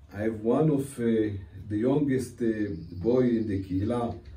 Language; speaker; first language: English; non-native, fluent; Hebrew